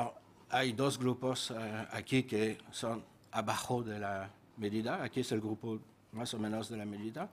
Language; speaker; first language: Spanish; non-native, fluent; French